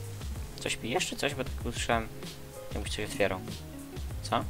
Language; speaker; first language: Polish; native; Polish